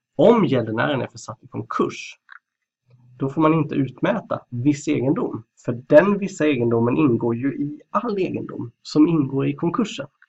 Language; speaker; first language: Swedish; native; Swedish